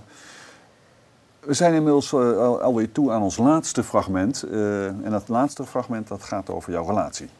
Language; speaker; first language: Dutch; native; Dutch